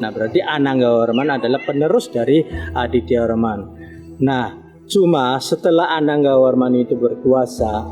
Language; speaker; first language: Indonesian; native; Indonesian